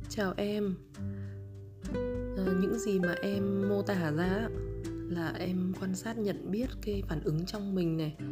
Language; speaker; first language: Vietnamese; native; Vietnamese